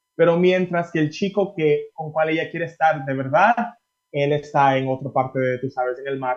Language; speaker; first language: Spanish; early bilingual, heritage; Spanish